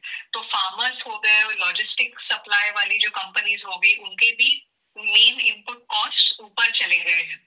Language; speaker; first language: Hindi; native; Hindi